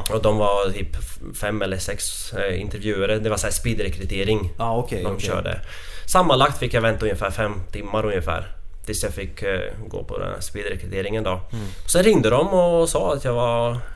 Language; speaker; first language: Swedish; non-native, fluent; Latvian